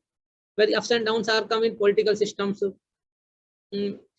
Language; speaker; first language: English; non-native, learner; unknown